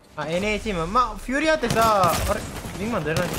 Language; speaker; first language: Japanese; non-native, fluent; English